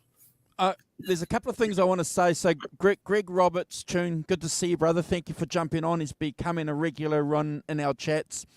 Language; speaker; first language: English; native; English